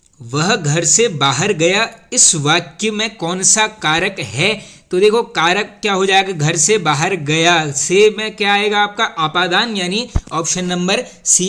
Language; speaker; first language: Hindi; native; Hindi